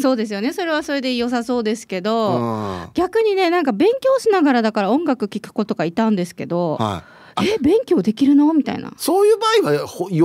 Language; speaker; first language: Japanese; native; Japanese